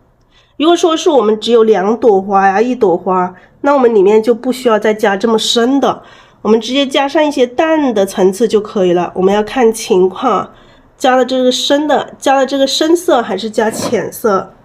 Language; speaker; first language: Chinese; native; Chinese